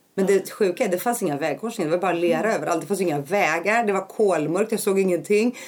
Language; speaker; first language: Swedish; early bilingual, other home language; Greek